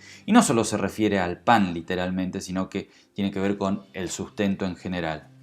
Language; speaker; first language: Spanish; native; Spanish